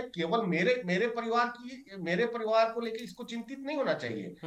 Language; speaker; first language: Hindi; native; Hindi